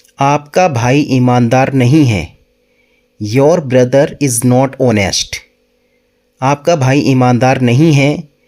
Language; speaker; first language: Hindi; native; Hindi